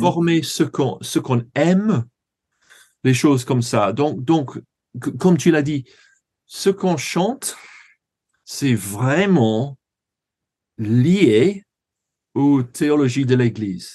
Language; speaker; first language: French; non-native, fluent; English